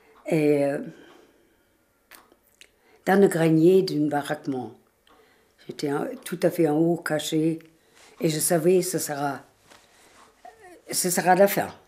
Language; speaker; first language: French; non-native, fluent; German